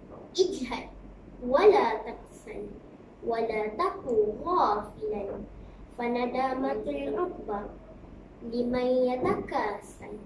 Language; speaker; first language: Arabic; non-native, learner; Malay